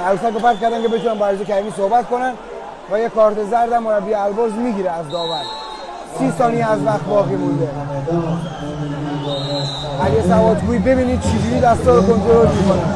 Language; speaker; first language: Persian; native; Persian